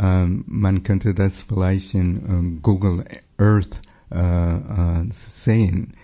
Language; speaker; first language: German; non-native, fluent; English